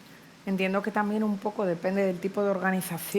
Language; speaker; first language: Spanish; native; Spanish